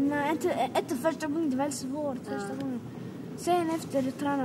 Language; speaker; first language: Swedish; non-native, local second language; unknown